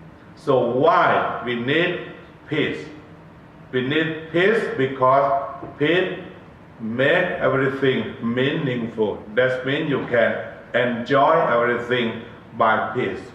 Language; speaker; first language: English; non-native, learner; Thai